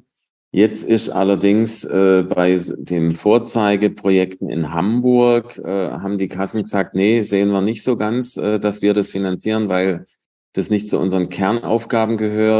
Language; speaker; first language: German; native; German